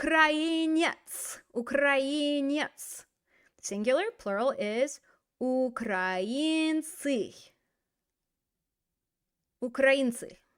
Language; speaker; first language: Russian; non-native, fluent; English